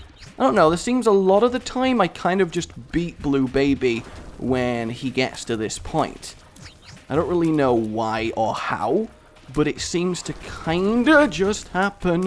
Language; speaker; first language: English; native; English